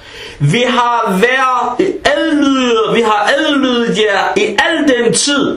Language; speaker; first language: Danish; early bilingual, other home language; Arabic